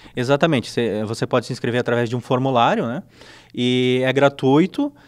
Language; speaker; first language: Portuguese; native; Portuguese